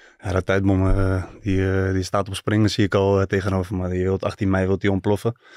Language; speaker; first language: Dutch; early bilingual, other home language; Turkish